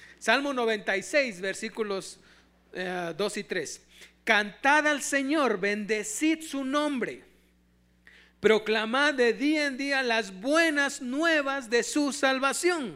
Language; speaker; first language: Spanish; native; Spanish